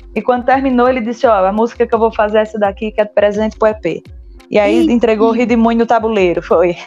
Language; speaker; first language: Portuguese; native; Portuguese